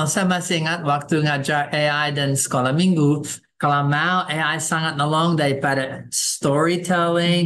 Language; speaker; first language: Indonesian; non-native, fluent; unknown